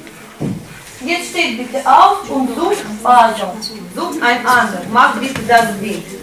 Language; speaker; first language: German; non-native, fluent; Russian